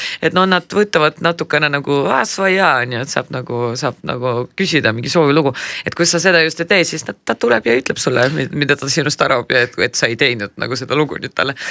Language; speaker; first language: Estonian; non-native, fluent; Russian